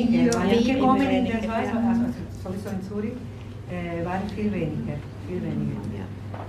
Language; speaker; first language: German; non-native, learner; Spanish